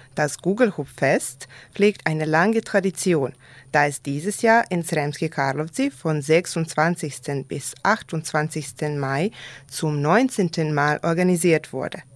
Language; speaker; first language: German; non-native, fluent; Serbian